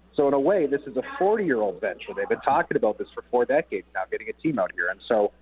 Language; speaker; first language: English; native; English